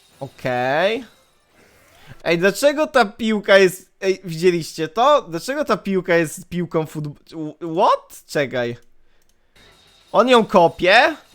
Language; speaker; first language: Polish; native; Polish